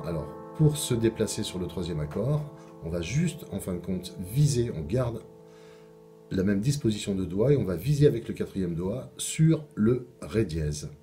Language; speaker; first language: French; native; French